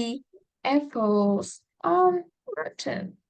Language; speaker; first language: English; non-native, fluent; Indonesian